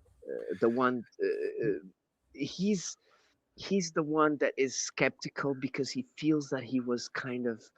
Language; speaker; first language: English; non-native, fluent; Portuguese